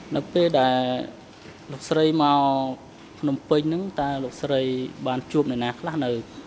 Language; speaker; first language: Khmer; native; Khmer